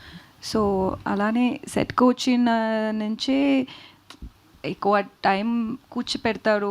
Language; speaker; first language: Telugu; non-native, learner; Tamil